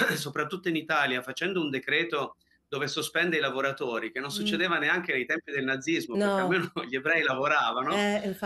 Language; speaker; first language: Italian; native; Italian